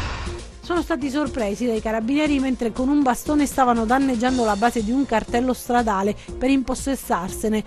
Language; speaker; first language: Italian; native; Italian